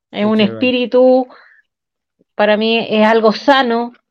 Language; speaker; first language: Spanish; native; Spanish